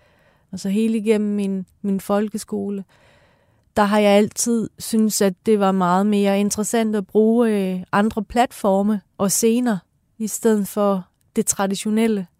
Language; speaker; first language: Danish; early bilingual, other home language; Persian